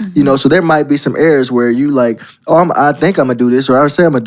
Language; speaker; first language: English; native; English